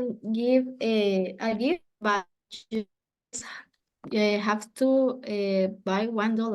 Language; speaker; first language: English; non-native, learner; Spanish